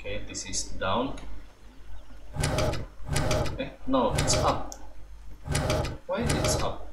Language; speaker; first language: English; non-native, learner; Indonesian